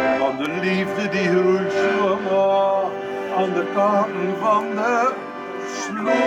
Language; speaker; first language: Dutch; native; Dutch